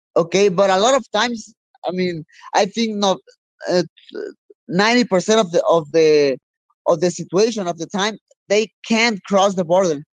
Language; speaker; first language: English; non-native, learner; Spanish